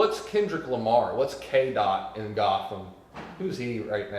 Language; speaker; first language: English; native; English